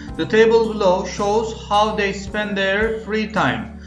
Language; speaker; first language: English; non-native, fluent; Turkish